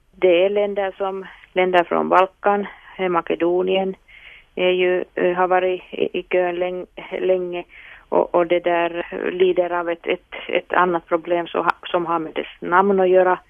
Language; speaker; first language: Swedish; non-native, local second language; Finnish